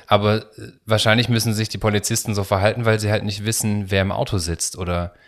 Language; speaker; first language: German; native; German